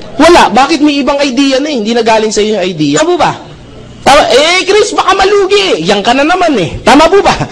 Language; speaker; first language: Filipino; non-native, local second language; Cebuano